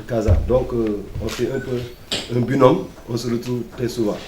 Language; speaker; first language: French; non-native, local second language; Wolof